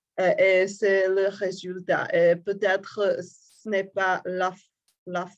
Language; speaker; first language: French; non-native, fluent; Czech